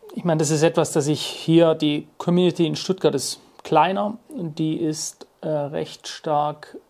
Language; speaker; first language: German; native; German